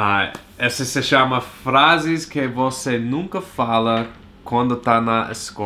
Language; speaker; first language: Portuguese; non-native, learner; English